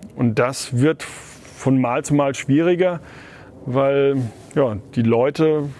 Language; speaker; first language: German; native; German